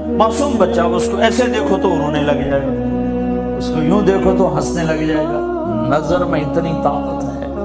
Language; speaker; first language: Urdu; non-native, local second language; Punjabi